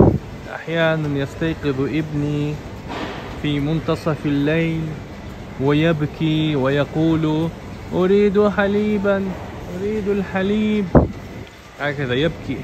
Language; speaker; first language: Arabic; non-native, fluent; Russian